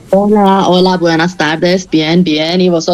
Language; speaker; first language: Spanish; non-native, fluent; Persian